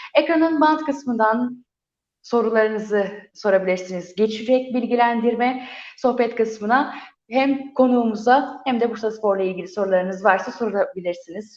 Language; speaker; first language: Turkish; native; Turkish